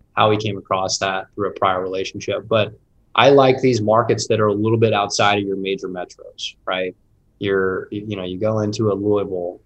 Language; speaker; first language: English; native; English